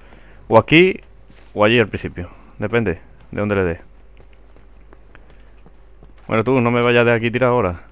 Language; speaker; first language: Spanish; native; Spanish